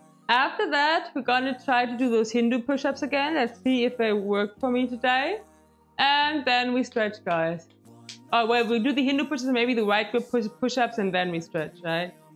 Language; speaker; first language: English; non-native, fluent; German